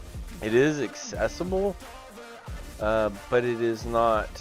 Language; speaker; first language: English; native; English